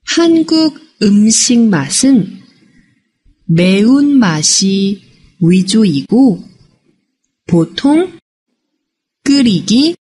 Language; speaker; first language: Korean; non-native, fluent; Chinese